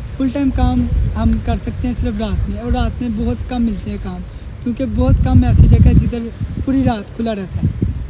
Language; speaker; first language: Hindi; non-native, local second language; Punjabi